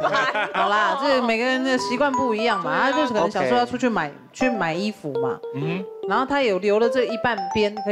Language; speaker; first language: Chinese; native; Chinese